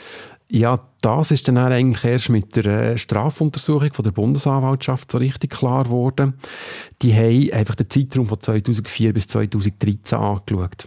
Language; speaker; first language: German; native; German